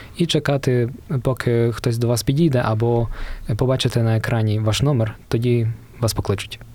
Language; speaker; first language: Ukrainian; native; Ukrainian